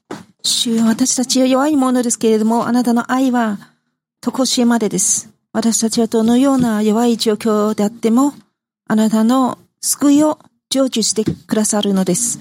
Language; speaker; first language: Japanese; non-native, fluent; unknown